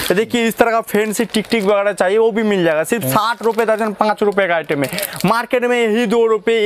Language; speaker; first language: Hindi; non-native, local second language; Bangla